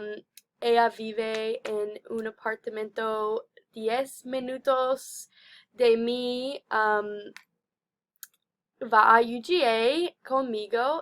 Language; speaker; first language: Spanish; non-native, learner; English